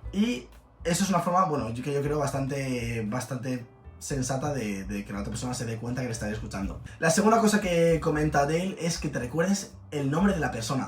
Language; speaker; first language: Spanish; native; Spanish